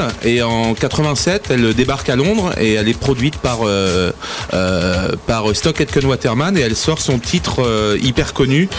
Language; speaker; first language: French; native; French